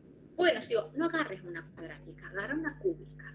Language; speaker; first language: Spanish; native; Spanish